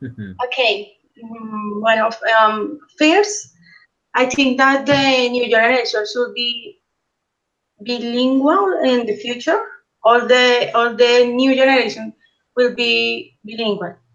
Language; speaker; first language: English; non-native, learner; Spanish